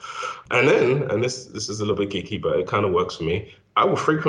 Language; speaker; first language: English; native; English